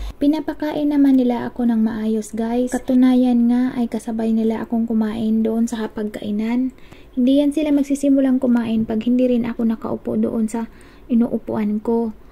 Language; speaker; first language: Filipino; non-native, local second language; Cebuano